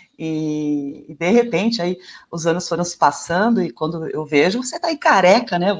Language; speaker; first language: Portuguese; native; Portuguese